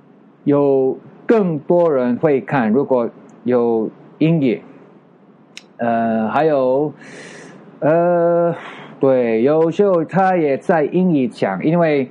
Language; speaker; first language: Chinese; non-native, learner; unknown